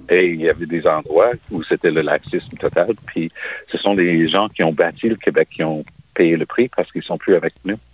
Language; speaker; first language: French; native; French